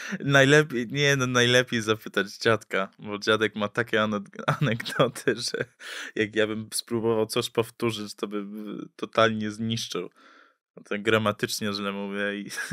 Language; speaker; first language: Polish; early bilingual, heritage; English